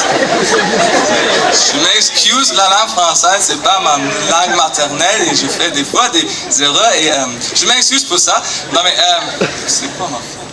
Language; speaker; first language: French; non-native, learner; German